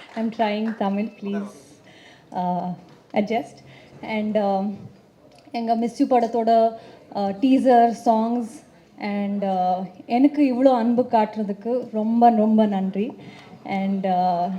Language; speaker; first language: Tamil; non-native, learner; Kannada